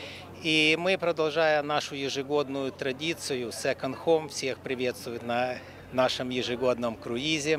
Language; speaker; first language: Russian; native; Russian